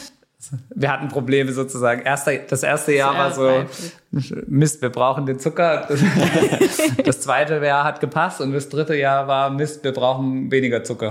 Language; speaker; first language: German; native; German